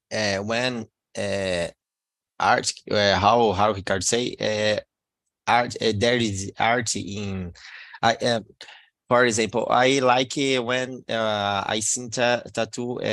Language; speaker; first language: English; non-native, learner; Portuguese